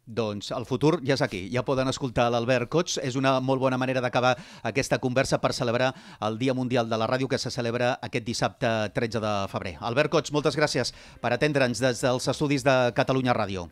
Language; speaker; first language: Catalan; native; Catalan